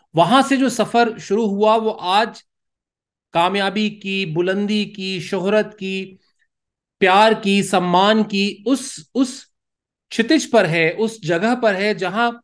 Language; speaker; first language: Hindi; native; Hindi